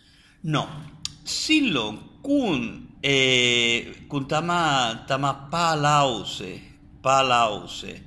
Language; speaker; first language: Finnish; non-native, fluent; Spanish